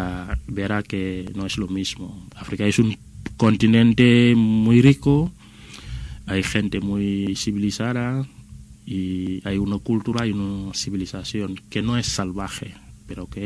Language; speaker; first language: Spanish; non-native, fluent; Wolof